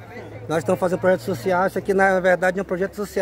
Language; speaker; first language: Portuguese; native; Portuguese